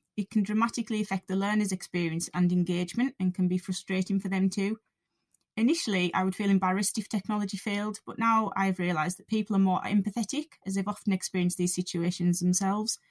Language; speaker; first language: English; native; English